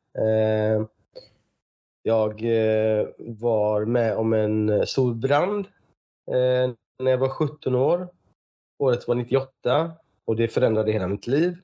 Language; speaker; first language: Swedish; early bilingual, other home language; Persian